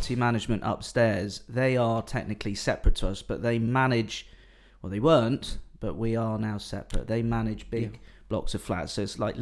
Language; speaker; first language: English; native; English